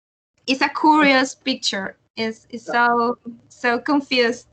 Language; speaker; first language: English; non-native, learner; Spanish